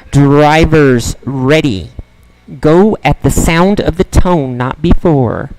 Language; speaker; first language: English; native; English